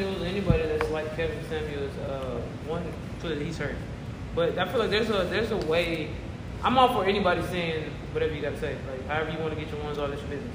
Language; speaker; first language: English; native; English